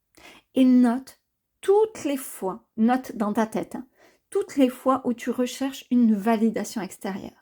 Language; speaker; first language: French; native; French